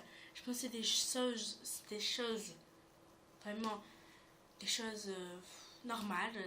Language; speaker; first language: French; native; French